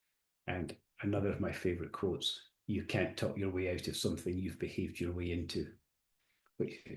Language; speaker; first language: English; native; English